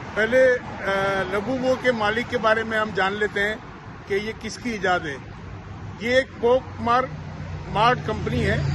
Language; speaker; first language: Urdu; native; Urdu